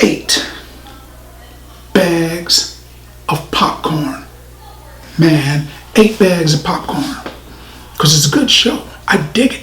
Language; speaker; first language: English; native; English